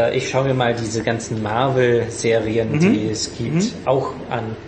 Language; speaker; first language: German; non-native, fluent; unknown